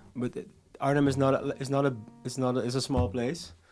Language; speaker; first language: English; non-native, fluent; Dutch